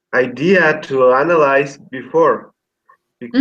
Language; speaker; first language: English; non-native, learner; Spanish